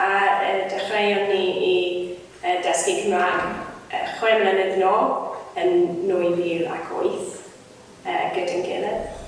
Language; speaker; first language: Welsh; non-native, learner; English